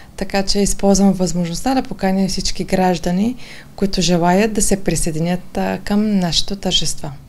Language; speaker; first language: Bulgarian; native; Bulgarian